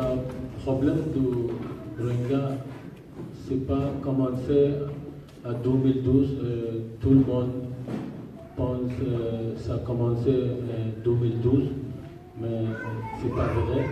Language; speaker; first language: French; non-native, learner; Rohingya